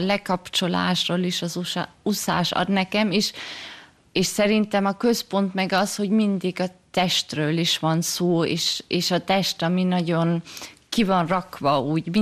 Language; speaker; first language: Hungarian; early bilingual, heritage; German